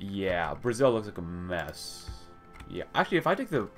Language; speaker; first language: English; native; English